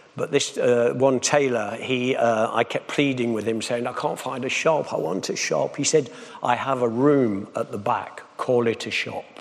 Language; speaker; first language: English; native; English